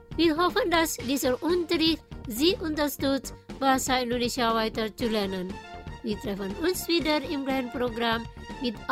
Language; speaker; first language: German; non-native, learner; Indonesian